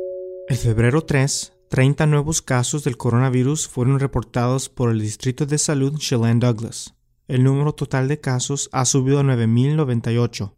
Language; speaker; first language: Spanish; native; Spanish